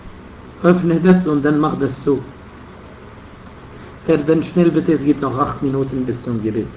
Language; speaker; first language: German; non-native, fluent; Arabic